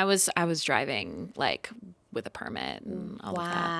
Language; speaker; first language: English; native; English